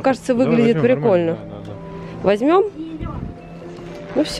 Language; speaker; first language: Russian; native; Russian